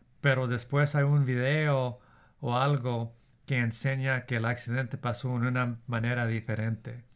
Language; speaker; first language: Spanish; early bilingual, heritage; Spanish